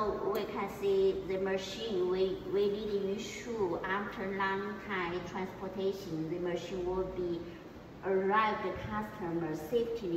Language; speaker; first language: English; non-native, learner; Chinese